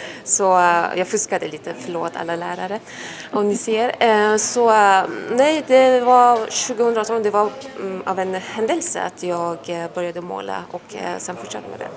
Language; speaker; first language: Swedish; non-native, fluent; Persian